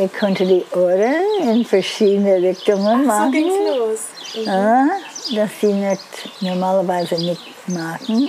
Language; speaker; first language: German; non-native, learner; English